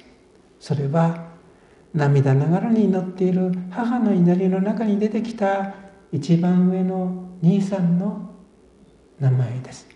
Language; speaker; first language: Japanese; native; Japanese